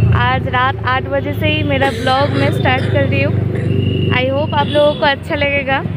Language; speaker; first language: Hindi; non-native, local second language; Bangla